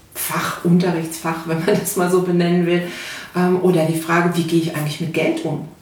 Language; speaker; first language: German; native; German